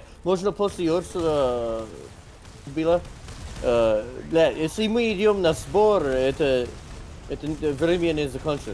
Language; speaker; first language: Russian; non-native, learner; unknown